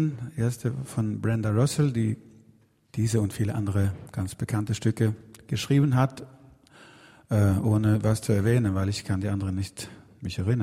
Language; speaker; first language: German; non-native, fluent; Swedish